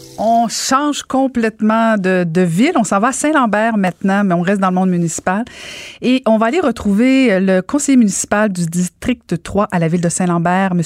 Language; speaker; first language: French; native; French